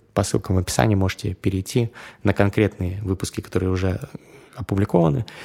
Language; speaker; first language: Russian; native; Russian